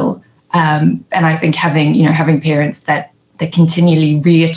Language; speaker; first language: English; native; English